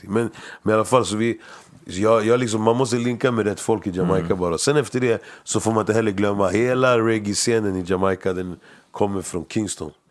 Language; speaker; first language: Swedish; early bilingual, other home language; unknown